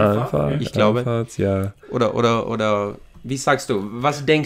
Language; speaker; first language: German; non-native, learner; English